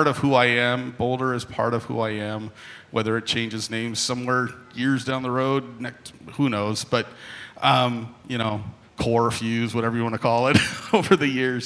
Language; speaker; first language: English; native; English